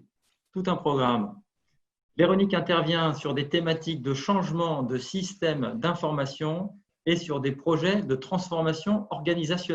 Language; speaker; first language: French; native; French